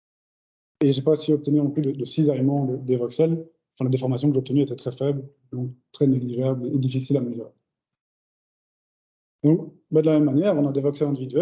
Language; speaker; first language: French; native; French